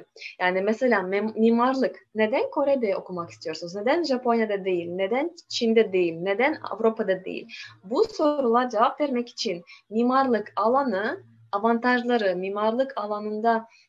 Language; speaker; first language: Turkish; non-native, learner; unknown